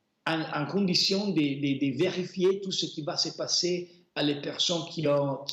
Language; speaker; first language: French; non-native, fluent; Italian